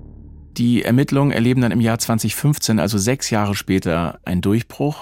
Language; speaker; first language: German; native; German